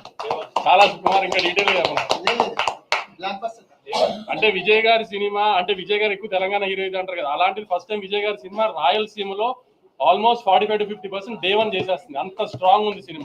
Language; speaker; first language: Telugu; native; Telugu